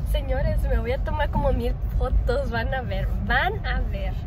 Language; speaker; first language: Spanish; early bilingual, other home language; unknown